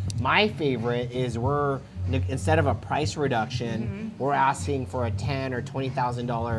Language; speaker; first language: English; native; English